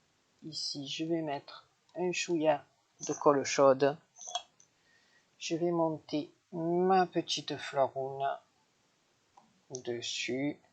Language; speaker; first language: French; native; French